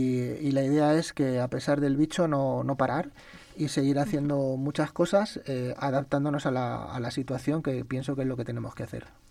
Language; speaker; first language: Spanish; native; Spanish